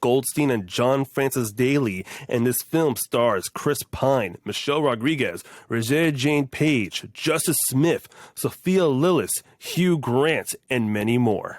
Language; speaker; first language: English; native; English